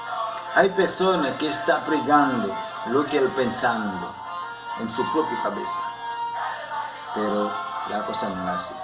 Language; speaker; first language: Spanish; non-native, learner; Haitian Creole